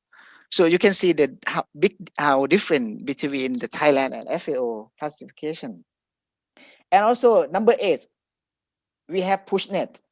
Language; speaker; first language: English; non-native, fluent; Thai